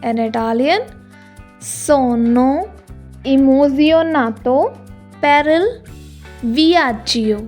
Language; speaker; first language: Italian; non-native, learner; Hindi